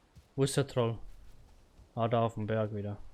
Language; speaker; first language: German; native; German